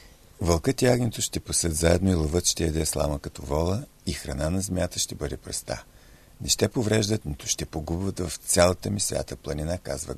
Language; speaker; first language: Bulgarian; native; Bulgarian